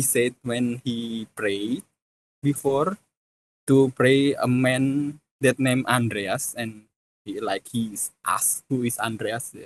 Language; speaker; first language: English; non-native, fluent; Indonesian